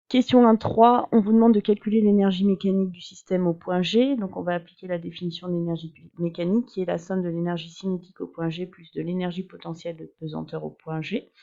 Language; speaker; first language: French; native; French